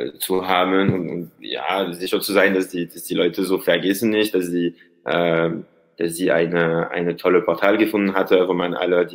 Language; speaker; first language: German; non-native, learner; French